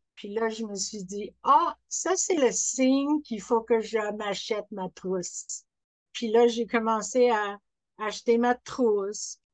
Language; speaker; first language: French; non-native, fluent; English